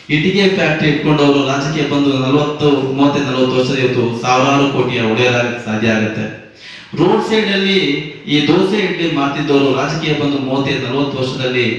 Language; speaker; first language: Kannada; native; Kannada